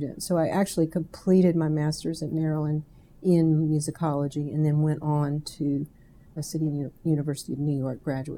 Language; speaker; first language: English; native; English